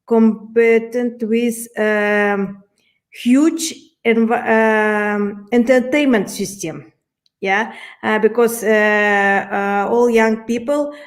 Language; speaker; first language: English; non-native, learner; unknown